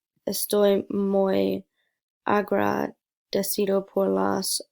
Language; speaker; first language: Spanish; non-native, learner; English